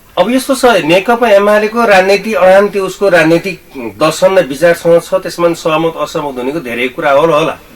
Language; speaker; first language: Nepali; native; Nepali